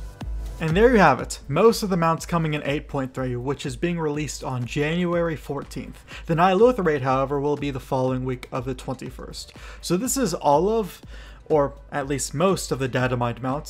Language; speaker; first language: English; native; English